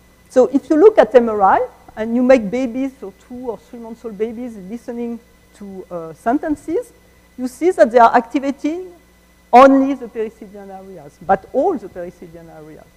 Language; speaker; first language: English; non-native, fluent; French